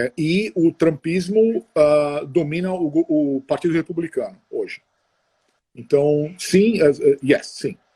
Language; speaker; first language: Portuguese; non-native, fluent; Italian